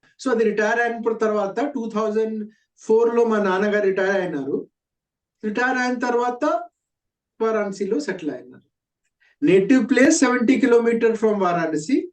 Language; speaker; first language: Telugu; non-native, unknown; Hindi